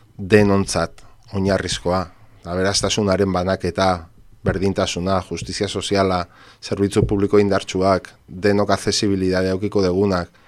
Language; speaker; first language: Basque; non-native, local second language; Spanish